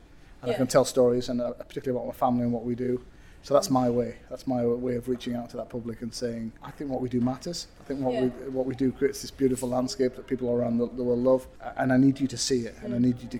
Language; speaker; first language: English; native; English